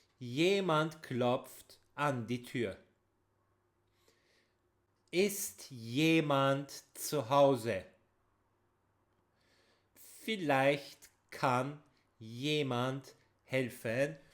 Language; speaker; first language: German; non-native, fluent; Turkish